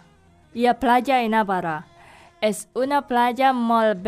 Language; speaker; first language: Catalan; non-native, learner; Indonesian